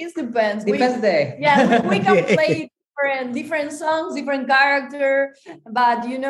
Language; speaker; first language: English; non-native, fluent; Spanish